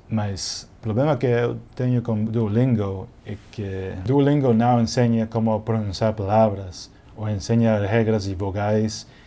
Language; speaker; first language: Portuguese; non-native, learner; English